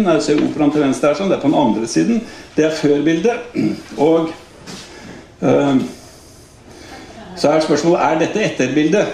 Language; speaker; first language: Norwegian; native; Norwegian